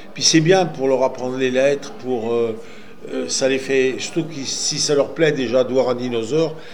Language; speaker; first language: French; native; French